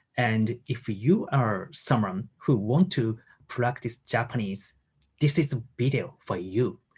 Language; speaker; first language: English; non-native, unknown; Japanese